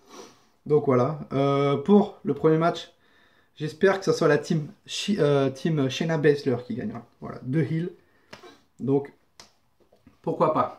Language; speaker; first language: French; native; French